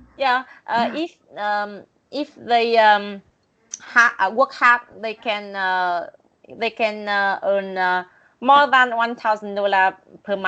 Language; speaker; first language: English; non-native, learner; Vietnamese